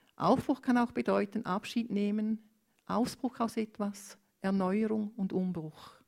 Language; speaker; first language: German; non-native, fluent; Romanian